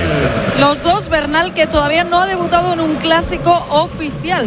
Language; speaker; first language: Spanish; native; Spanish